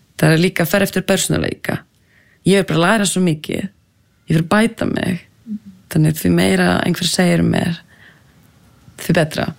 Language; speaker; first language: Icelandic; non-native, fluent; French